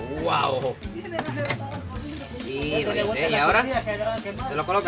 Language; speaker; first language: Spanish; non-native, fluent; English